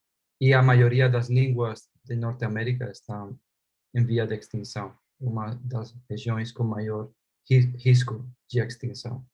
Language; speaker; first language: Portuguese; non-native, fluent; Spanish